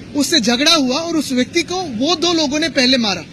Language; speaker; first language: Hindi; non-native, local second language; Marathi